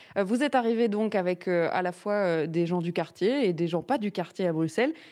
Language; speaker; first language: French; native; French